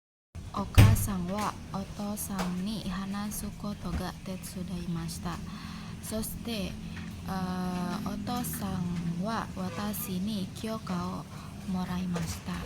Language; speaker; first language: Japanese; non-native, learner; Indonesian